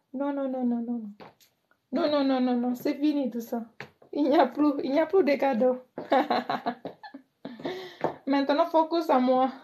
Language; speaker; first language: French; non-native, learner; Indonesian